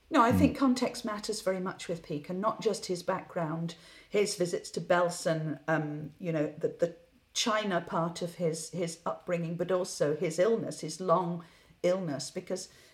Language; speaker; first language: English; native; English